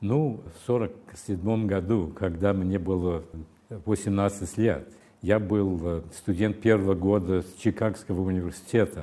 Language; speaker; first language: Russian; non-native, fluent; English